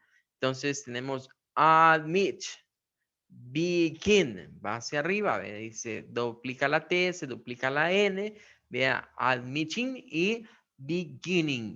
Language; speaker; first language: Spanish; native; Spanish